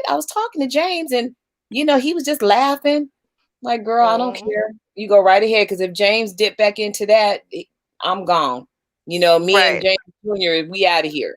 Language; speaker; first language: English; native; English